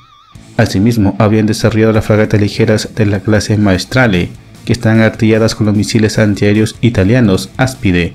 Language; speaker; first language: Spanish; native; Spanish